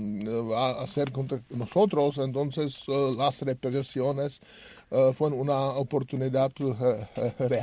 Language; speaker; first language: Spanish; non-native, learner; Czech